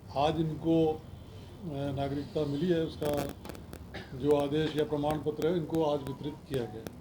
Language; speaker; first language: Hindi; native; Hindi